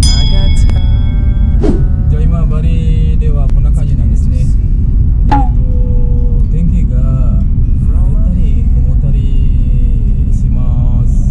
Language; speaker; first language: Japanese; non-native, fluent; Indonesian